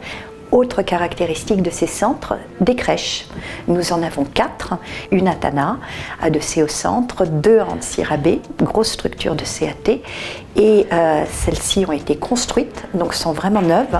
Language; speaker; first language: French; native; French